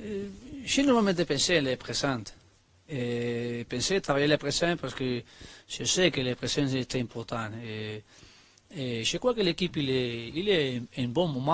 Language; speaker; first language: French; non-native, learner; Spanish